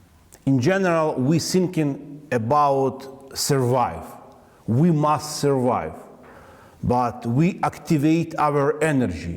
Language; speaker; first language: English; non-native, learner; Ukrainian